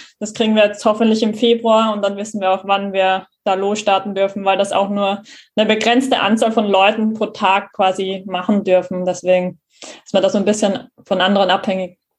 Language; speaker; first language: German; native; German